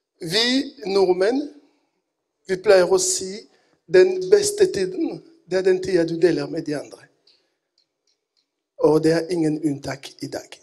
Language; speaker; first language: Norwegian; non-native, fluent; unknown